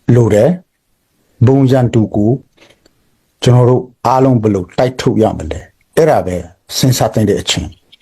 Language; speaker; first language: Burmese; non-native, local second language; Hakha Chin